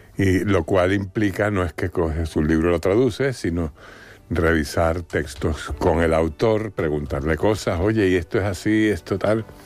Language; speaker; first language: Spanish; native; Spanish